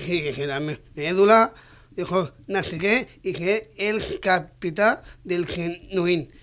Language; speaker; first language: Catalan; non-native, local second language; Spanish